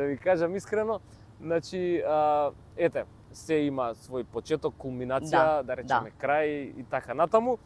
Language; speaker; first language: Macedonian; native; Macedonian